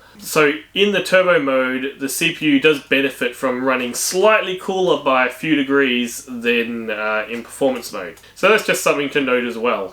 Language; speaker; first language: English; native; English